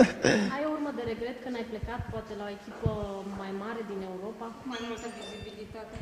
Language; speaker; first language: Romanian; native; Romanian